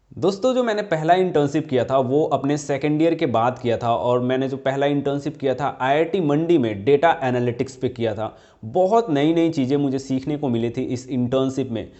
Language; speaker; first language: Hindi; native; Hindi